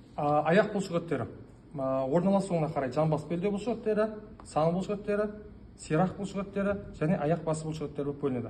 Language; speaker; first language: Kazakh; native; Kazakh